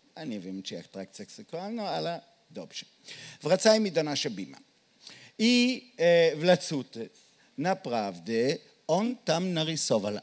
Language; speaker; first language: Polish; non-native, learner; Hebrew